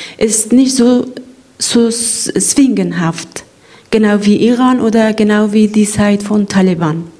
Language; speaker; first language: German; non-native, learner; Persian